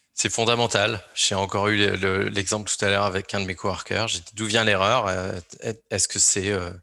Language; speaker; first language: French; native; French